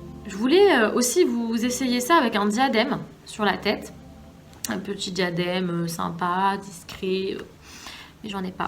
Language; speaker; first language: French; native; French